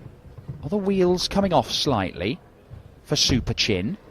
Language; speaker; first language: English; native; English